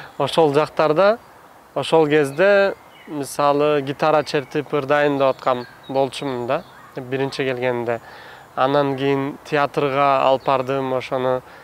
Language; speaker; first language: Kyrgyz; non-native, fluent; Turkish